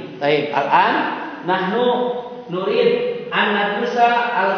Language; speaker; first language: Arabic; non-native, fluent; Indonesian